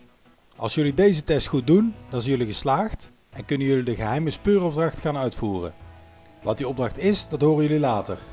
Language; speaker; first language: Dutch; native; Dutch